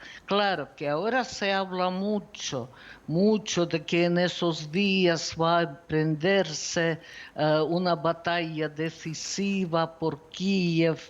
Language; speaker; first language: Spanish; non-native, fluent; Ukrainian